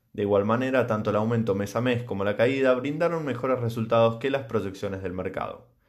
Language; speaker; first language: Spanish; native; Spanish